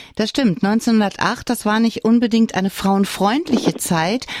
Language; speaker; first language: German; non-native, fluent; Russian